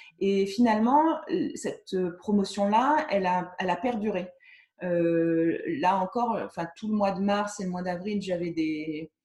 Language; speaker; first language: French; native; French